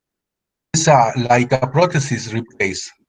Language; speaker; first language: English; non-native, fluent; Spanish